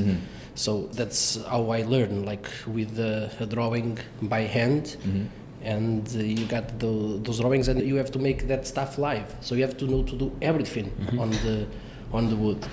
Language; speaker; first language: English; non-native, fluent; Portuguese